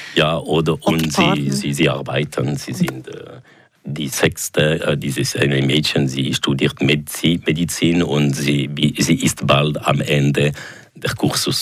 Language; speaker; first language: German; non-native, local second language; French